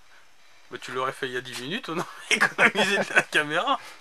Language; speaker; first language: French; native; French